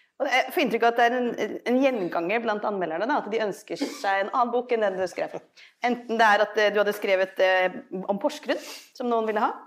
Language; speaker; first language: Norwegian; native; Norwegian